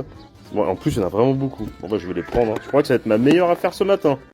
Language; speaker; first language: French; native; French